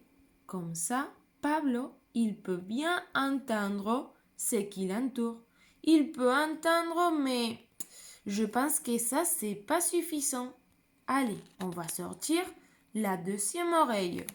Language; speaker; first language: French; non-native, fluent; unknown